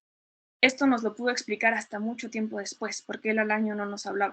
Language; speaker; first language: Spanish; native; Spanish